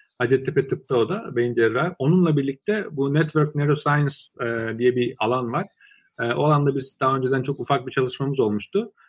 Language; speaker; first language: Turkish; early bilingual, other home language; Azerbaijani